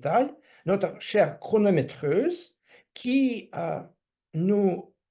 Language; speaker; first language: French; non-native, fluent; Russian